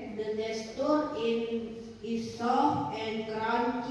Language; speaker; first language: English; non-native, learner; Indonesian